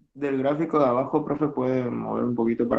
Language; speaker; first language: Spanish; native; Spanish